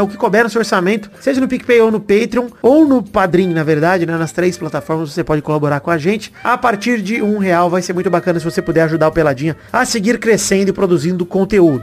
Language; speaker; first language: Portuguese; native; Portuguese